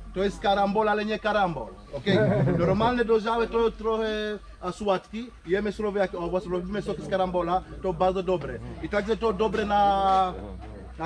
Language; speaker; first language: Polish; non-native, learner; Swahili